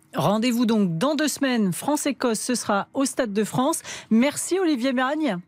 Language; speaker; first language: French; native; French